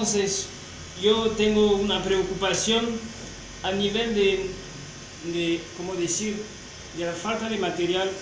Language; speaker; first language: Spanish; non-native, fluent; French